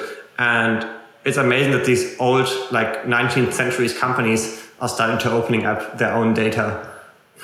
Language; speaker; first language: English; non-native, fluent; German